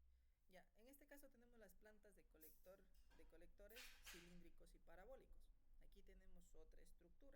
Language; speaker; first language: Spanish; native; Spanish